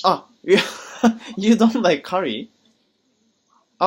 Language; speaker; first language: English; non-native, learner; Japanese